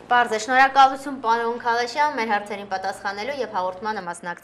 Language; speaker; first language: Armenian; native; Armenian